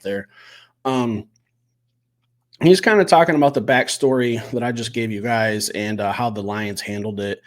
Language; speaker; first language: English; native; English